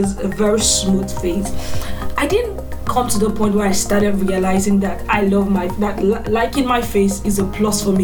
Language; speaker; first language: English; non-native, local second language; Igbo